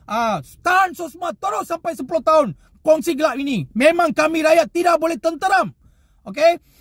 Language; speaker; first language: Malay; non-native, local second language; Tamil